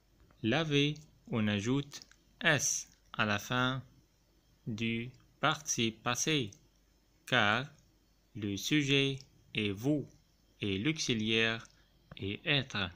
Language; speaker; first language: French; non-native, fluent; Arabic